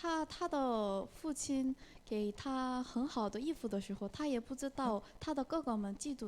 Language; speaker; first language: Chinese; non-native, fluent; Korean